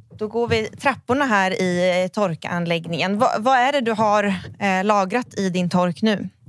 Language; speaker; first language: Swedish; native; Swedish